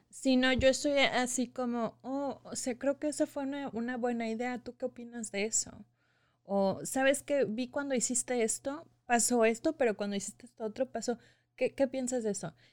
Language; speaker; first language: Spanish; early bilingual, heritage; Spanish